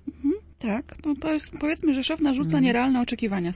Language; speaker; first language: Polish; native; Polish